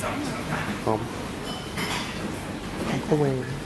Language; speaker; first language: Vietnamese; non-native, fluent; Japanese